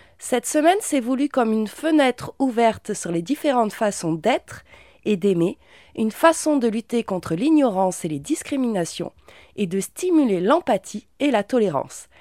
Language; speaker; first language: French; native; French